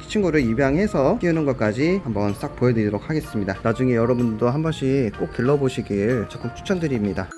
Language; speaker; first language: Korean; native; Korean